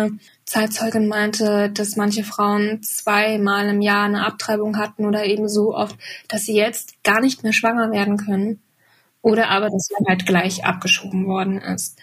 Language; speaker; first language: German; native; German